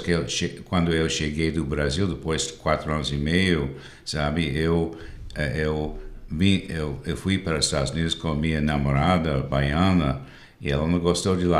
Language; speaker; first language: Portuguese; non-native, fluent; English